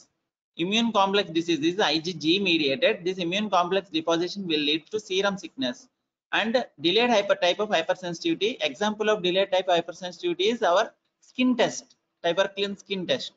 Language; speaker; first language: English; non-native, local second language; Telugu